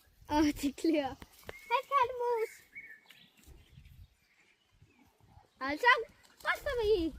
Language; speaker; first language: Danish; native; Danish